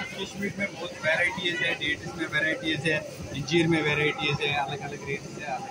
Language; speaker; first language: Hindi; non-native, fluent; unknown